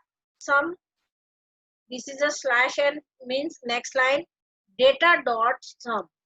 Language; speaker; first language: English; non-native, local second language; Hindi